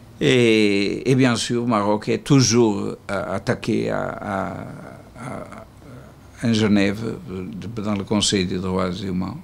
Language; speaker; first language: French; non-native, learner; Portuguese